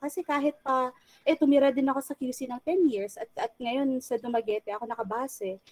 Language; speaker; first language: Filipino; non-native, local second language; Chavacano